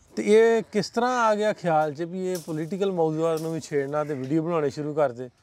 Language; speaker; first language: Punjabi; native; Punjabi